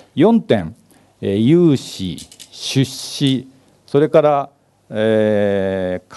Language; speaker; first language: Japanese; native; Japanese